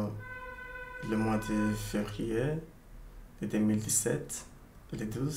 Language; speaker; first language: French; non-native, learner; Portuguese